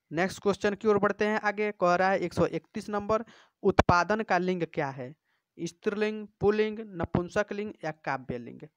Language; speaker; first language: Hindi; native; Hindi